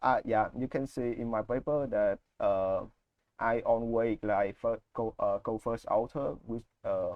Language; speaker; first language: English; non-native, learner; Vietnamese